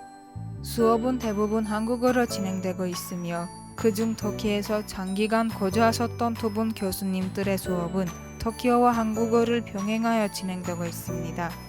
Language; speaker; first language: Korean; non-native, learner; Turkish